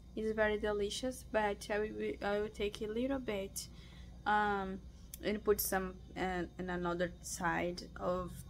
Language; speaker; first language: English; non-native, learner; Portuguese